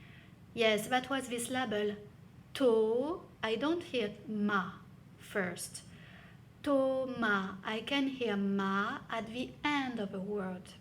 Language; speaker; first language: English; non-native, fluent; French